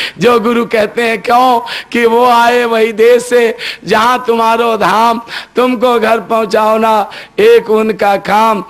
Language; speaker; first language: Hindi; native; Hindi